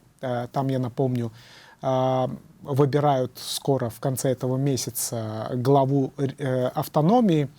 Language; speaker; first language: Russian; native; Russian